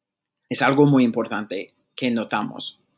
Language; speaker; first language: Spanish; non-native, fluent; English